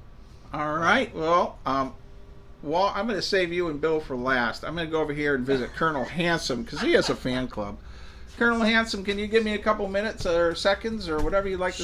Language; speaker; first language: English; native; English